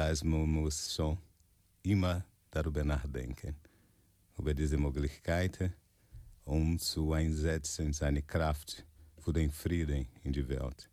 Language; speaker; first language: German; non-native, fluent; Portuguese